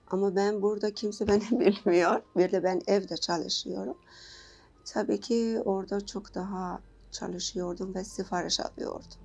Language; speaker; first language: Turkish; non-native, learner; Persian